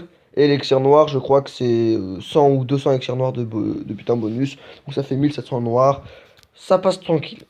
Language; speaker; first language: French; native; French